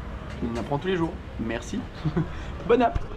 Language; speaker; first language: French; native; French